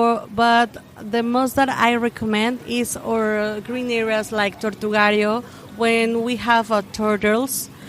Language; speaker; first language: English; non-native, learner; Spanish